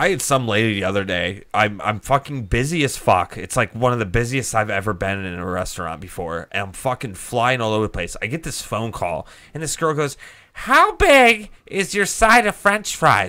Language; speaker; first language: English; native; English